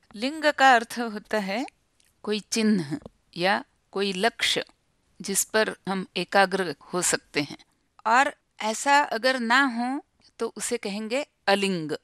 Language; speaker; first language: Hindi; non-native, local second language; Marathi